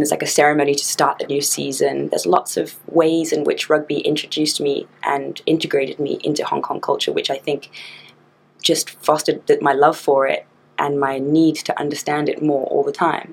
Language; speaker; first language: English; native; English